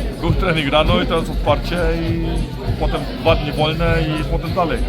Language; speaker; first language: Polish; early bilingual, heritage; Polish